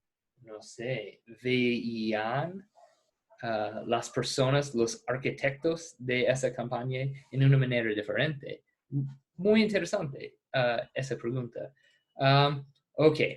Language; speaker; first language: Spanish; non-native, fluent; English